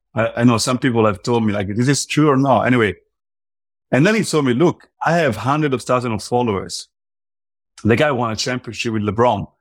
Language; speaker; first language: English; non-native, fluent; Italian